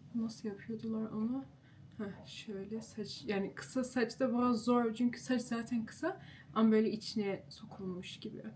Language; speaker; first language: Turkish; native; Turkish